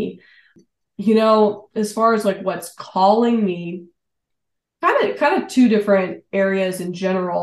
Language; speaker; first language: English; native; English